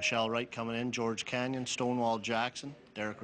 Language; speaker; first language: English; native; English